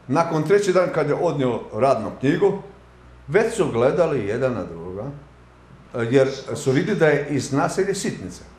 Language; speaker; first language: Bosnian; non-native, local second language; Romanian